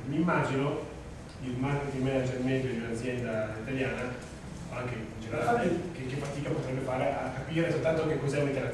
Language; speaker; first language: Italian; native; Italian